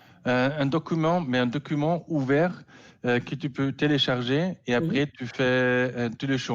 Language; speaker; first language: French; non-native, learner; German